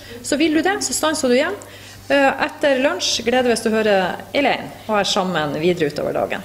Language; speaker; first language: Norwegian; native; Norwegian